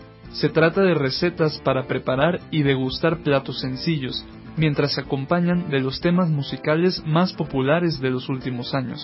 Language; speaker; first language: Spanish; native; Spanish